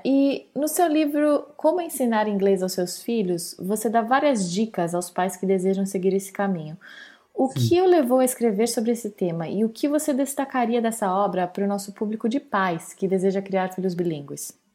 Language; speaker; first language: Portuguese; native; Portuguese